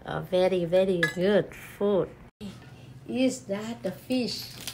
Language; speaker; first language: English; non-native, learner; Vietnamese